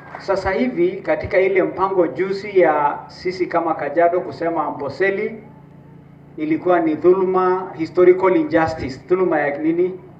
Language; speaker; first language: Swahili; non-native, local second language; Masai